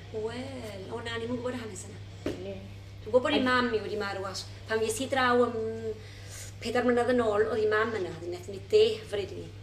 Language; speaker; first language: Welsh; early bilingual, heritage; Welsh